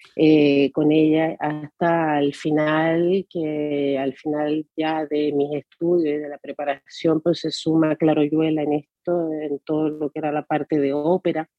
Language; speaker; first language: Spanish; native; Spanish